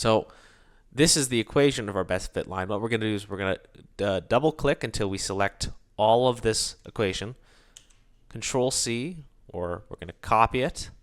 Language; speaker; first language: English; native; English